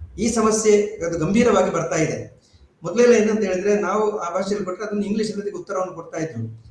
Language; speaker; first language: Kannada; native; Kannada